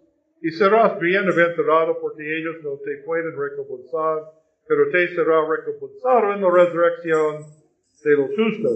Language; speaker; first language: Spanish; non-native, fluent; English